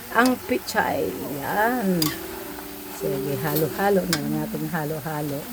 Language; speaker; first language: Filipino; non-native, local second language; Hiligaynon